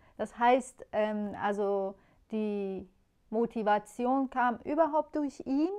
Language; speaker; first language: German; non-native, fluent; Persian